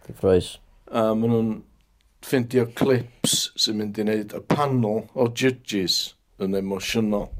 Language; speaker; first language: Welsh; native; Welsh